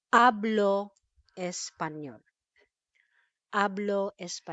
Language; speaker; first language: Spanish; non-native, fluent; Filipino